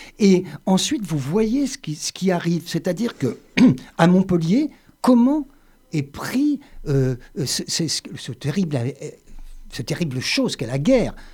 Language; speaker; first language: French; native; French